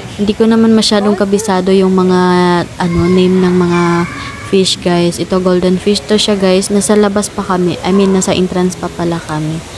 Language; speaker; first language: Filipino; non-native, local second language; Cebuano